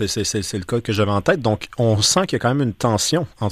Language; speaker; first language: French; native; French